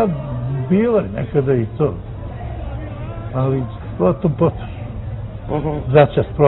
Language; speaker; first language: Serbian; non-native, local second language; Romany